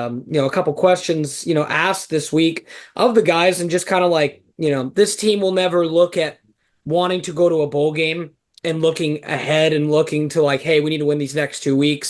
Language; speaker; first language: English; native; English